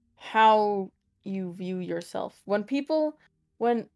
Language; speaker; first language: English; native; English